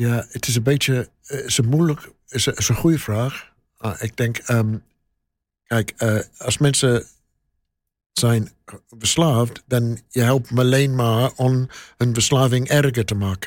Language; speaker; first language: Dutch; non-native, learner; English